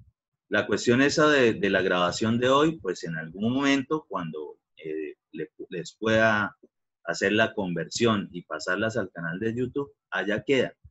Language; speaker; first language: Spanish; native; Spanish